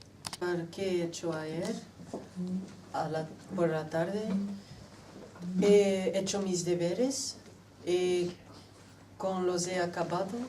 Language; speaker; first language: Spanish; non-native, learner; French